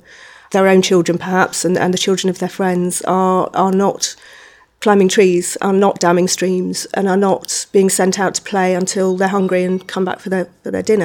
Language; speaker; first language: English; native; English